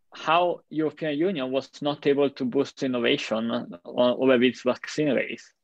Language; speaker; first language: English; non-native, fluent; Italian